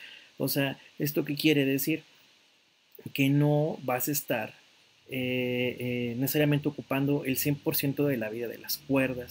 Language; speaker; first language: Spanish; native; Spanish